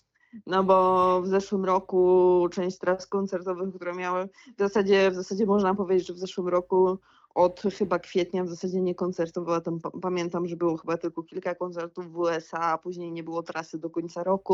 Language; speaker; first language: Polish; native; Polish